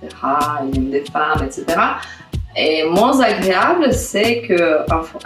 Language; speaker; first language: French; non-native, fluent; Russian